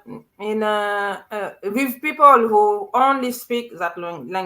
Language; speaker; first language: English; non-native, learner; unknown